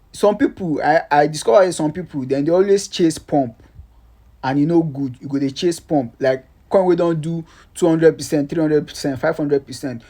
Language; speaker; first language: Nigerian Pidgin; native; Nigerian Pidgin